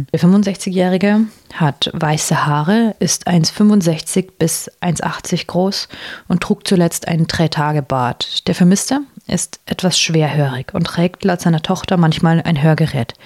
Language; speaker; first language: German; native; German